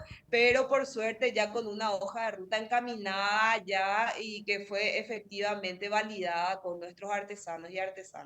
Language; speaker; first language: Spanish; native; Spanish